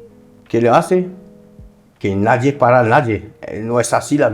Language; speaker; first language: Spanish; non-native, learner; French